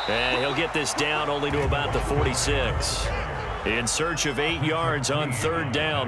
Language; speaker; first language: English; native; English